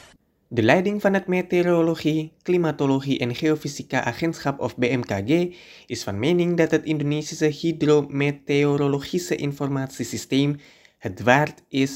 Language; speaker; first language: Dutch; non-native, fluent; Indonesian